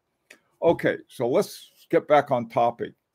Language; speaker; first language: English; native; English